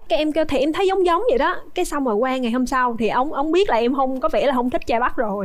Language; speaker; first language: Vietnamese; native; Vietnamese